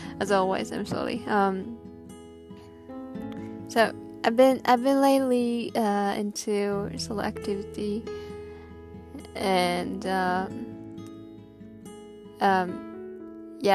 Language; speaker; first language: English; non-native, learner; Japanese